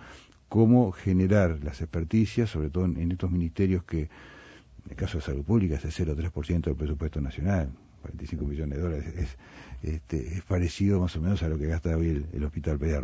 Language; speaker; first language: Spanish; native; Spanish